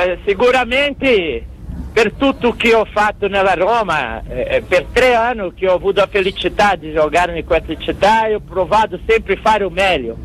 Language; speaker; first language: Italian; non-native, fluent; Portuguese